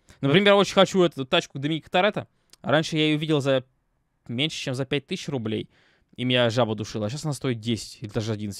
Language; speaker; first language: Russian; native; Russian